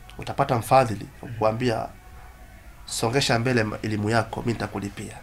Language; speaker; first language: Swahili; non-native, local second language; Somali